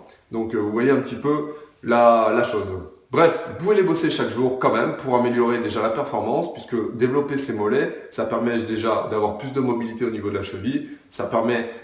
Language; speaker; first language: French; native; French